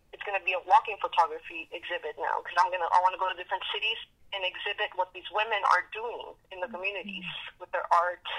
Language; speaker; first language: English; early bilingual, other home language; Spanish